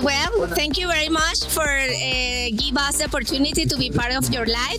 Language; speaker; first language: English; non-native, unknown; Spanish